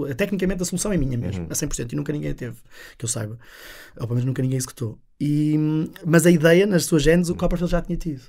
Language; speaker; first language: Portuguese; native; Portuguese